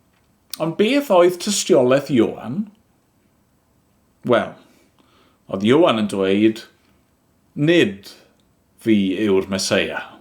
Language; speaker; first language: Welsh; native; Welsh